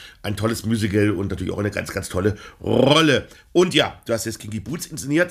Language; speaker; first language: German; native; German